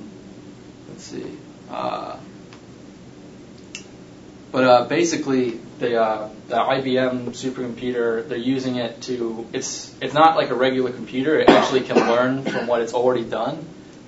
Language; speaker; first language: English; native; English